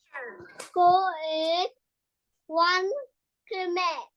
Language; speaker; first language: English; non-native, learner; Vietnamese